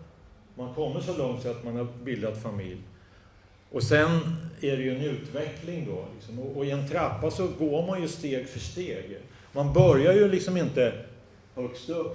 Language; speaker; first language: Swedish; native; Swedish